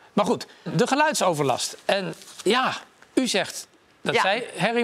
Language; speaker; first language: Dutch; native; Dutch